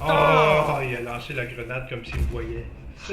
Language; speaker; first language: French; native; French